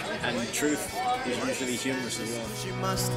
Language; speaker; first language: English; native; English